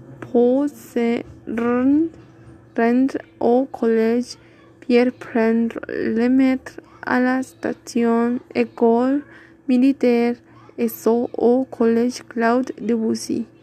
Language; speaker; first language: French; non-native, learner; Spanish